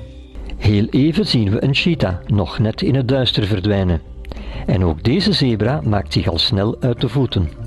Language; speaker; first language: Dutch; native; Dutch